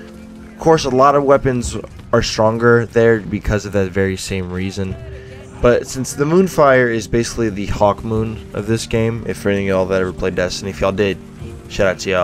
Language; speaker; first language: English; native; English